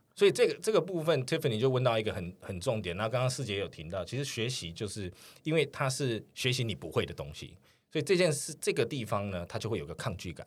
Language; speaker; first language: Chinese; native; Chinese